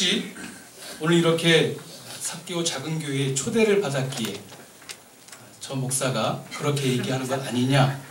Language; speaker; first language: Korean; native; Korean